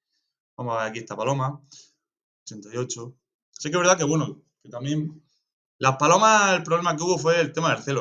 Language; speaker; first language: Spanish; native; Spanish